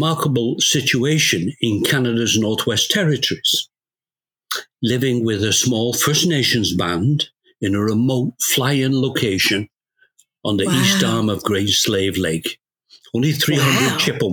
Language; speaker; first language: English; native; English